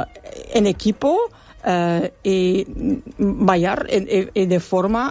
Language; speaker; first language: Spanish; non-native, learner; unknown